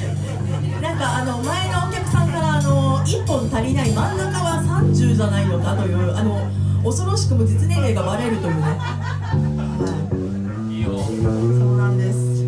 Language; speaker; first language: Japanese; native; Japanese